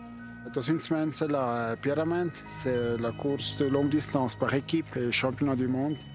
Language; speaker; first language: French; non-native, local second language; German